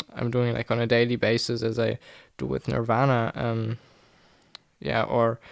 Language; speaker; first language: English; non-native, fluent; German